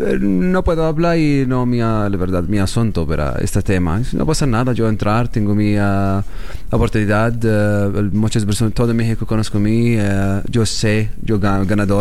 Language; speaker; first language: Spanish; non-native, learner; Arabic